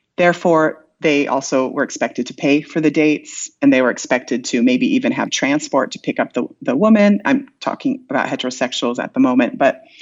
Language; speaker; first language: English; native; English